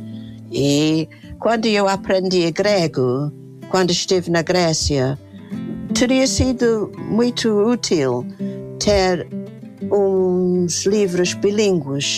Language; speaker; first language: Portuguese; non-native, fluent; English